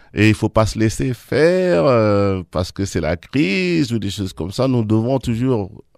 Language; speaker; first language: French; non-native, local second language; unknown